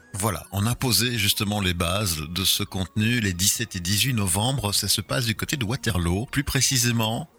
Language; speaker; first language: French; native; French